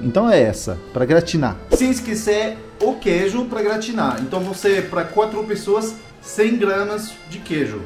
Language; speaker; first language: Portuguese; non-native, fluent; French